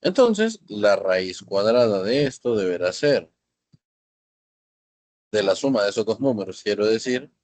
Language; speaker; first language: Spanish; native; Spanish